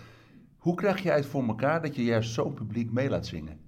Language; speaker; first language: Dutch; native; Dutch